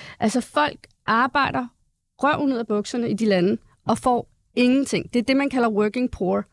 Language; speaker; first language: Danish; early bilingual, other home language; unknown